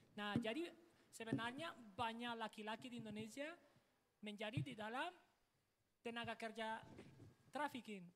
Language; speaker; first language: Indonesian; non-native, fluent; Spanish